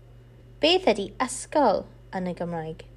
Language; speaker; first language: Welsh; non-native, local second language; English